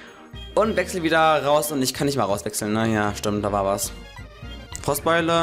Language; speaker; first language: German; native; German